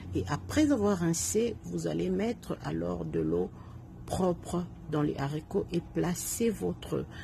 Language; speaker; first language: French; non-native, local second language; Lingala